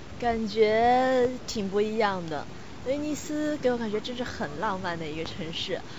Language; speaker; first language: Chinese; native; Chinese